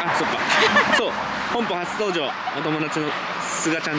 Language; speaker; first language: Japanese; native; Japanese